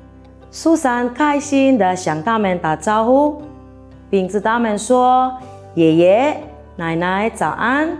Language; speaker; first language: Chinese; non-native, fluent; Filipino